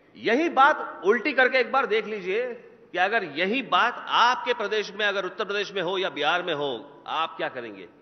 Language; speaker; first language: Hindi; non-native, local second language; Marathi